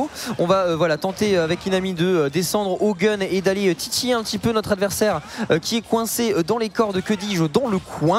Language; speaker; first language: French; native; French